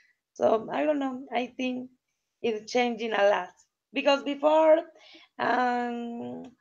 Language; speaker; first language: English; non-native, learner; Spanish